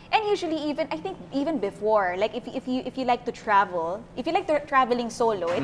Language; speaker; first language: English; non-native, local second language; Filipino